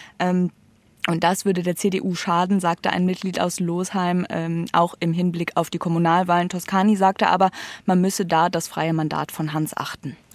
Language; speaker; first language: German; native; German